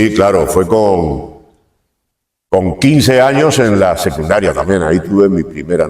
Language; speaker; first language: Spanish; native; Spanish